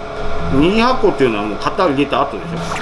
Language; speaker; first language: Japanese; native; Japanese